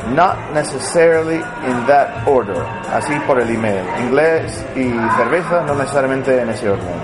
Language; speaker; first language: Spanish; non-native, fluent; English